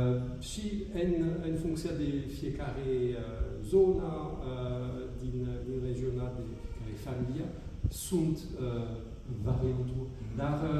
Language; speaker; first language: Romanian; non-native, fluent; French